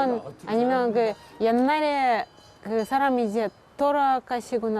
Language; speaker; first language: Korean; non-native, fluent; Russian